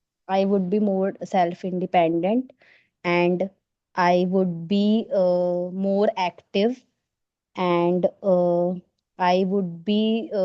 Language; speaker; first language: English; non-native, learner; Hindi